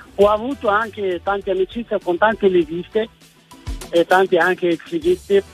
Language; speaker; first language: Italian; non-native, fluent; Arabic